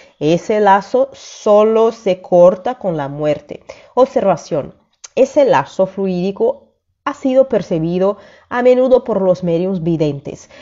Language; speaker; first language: Spanish; non-native, fluent; Portuguese